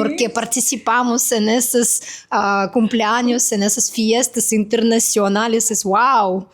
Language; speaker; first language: Spanish; non-native, fluent; Russian